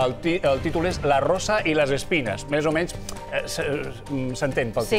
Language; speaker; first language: Catalan; native; Catalan